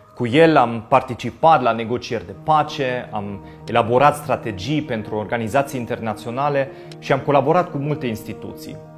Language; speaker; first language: Romanian; non-native, fluent; German